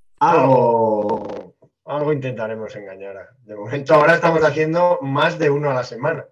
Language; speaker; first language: Spanish; native; Spanish